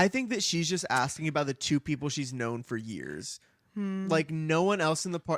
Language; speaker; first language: English; native; English